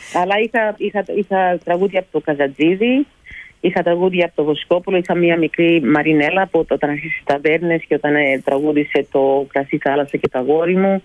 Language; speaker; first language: Greek; early bilingual, heritage; Greek